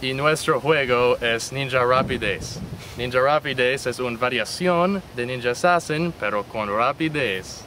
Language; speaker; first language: Spanish; non-native, learner; English